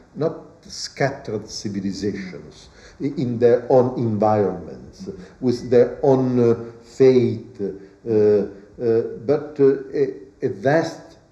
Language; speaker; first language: English; non-native, fluent; Italian